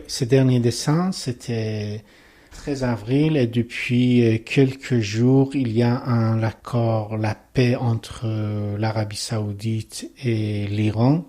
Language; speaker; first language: French; non-native, learner; Persian